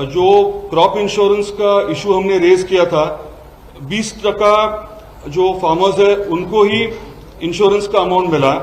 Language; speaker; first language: Hindi; non-native, local second language; Marathi